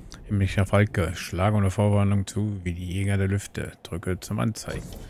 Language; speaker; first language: German; native; German